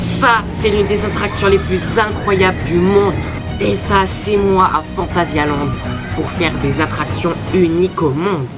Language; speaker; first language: French; native; French